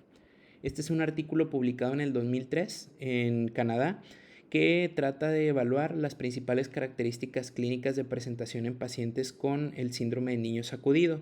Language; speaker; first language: Spanish; native; Spanish